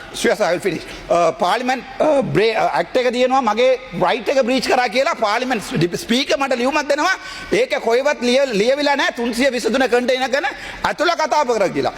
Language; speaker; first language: Sinhala; non-native, local second language; Tamil